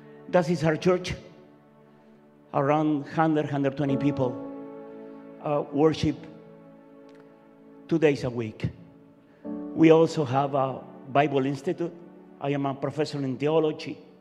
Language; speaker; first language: English; non-native, learner; Spanish